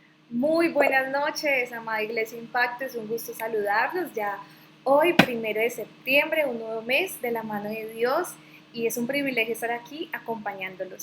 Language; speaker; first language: Spanish; native; Spanish